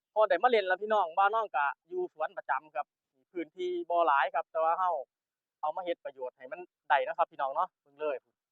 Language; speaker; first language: Thai; native; Thai